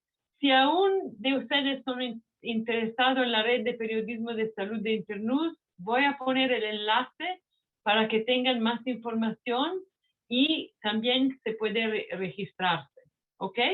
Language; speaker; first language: Spanish; non-native, fluent; Italian